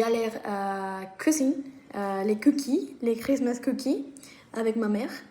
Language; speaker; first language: French; non-native, learner; Spanish